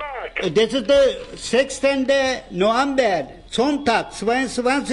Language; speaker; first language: German; non-native, learner; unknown